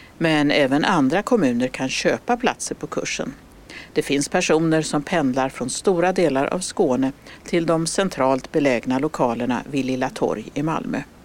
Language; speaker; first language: Swedish; native; Swedish